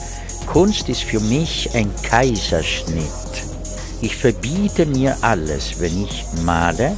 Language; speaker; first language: German; non-native, fluent; Italian